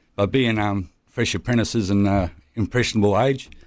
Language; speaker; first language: English; native; English